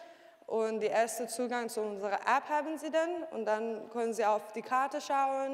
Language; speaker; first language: German; non-native, learner; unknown